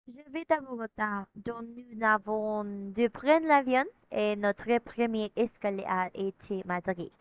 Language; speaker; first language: French; non-native, learner; Spanish